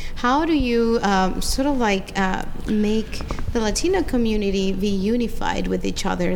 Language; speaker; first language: English; non-native, fluent; Spanish